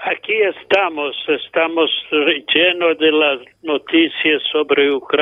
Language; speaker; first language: Spanish; non-native, fluent; English